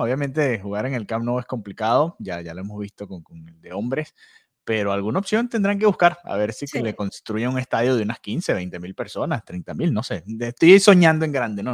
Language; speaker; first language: Spanish; native; Spanish